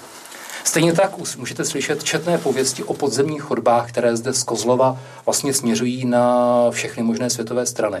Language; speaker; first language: Czech; native; Czech